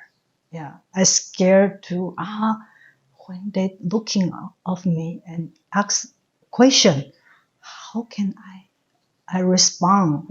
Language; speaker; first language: English; non-native, learner; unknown